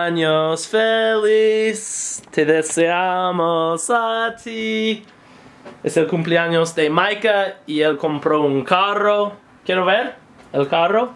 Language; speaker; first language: Spanish; non-native, fluent; English